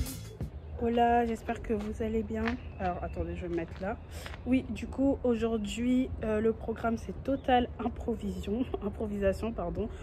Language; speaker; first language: French; native; French